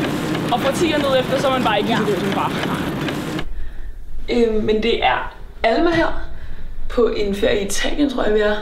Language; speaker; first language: Danish; native; Danish